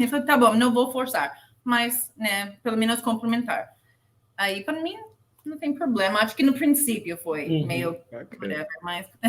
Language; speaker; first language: Portuguese; non-native, learner; English